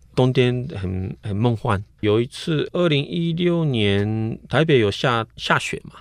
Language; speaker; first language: Chinese; non-native, fluent; Japanese